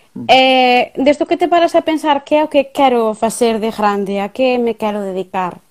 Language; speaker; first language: Galician; native; Galician